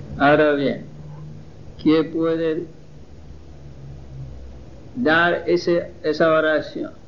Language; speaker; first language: Spanish; non-native, fluent; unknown